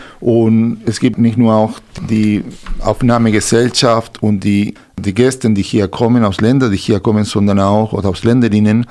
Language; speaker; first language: German; non-native, fluent; Spanish